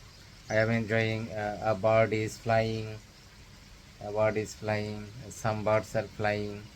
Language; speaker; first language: English; non-native, learner; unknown